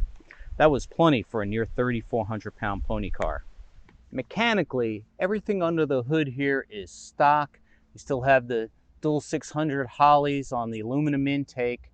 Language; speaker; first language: English; native; English